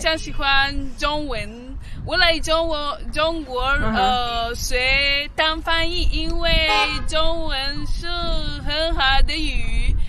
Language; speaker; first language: Chinese; non-native, learner; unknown